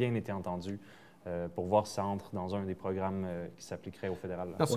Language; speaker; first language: French; native; French